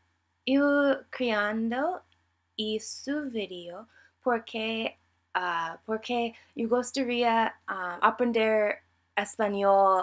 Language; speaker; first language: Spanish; non-native, learner; English